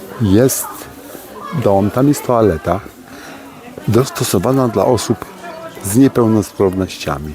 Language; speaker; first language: Polish; native; Polish